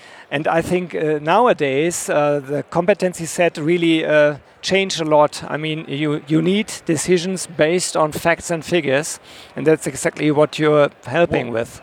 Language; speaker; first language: English; non-native, fluent; German